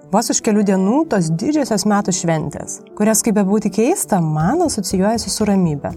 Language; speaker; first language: Lithuanian; native; Lithuanian